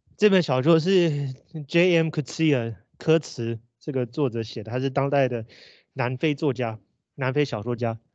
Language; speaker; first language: Chinese; native; Chinese